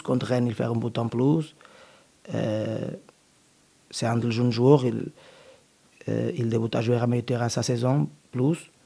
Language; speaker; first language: French; non-native, learner; Portuguese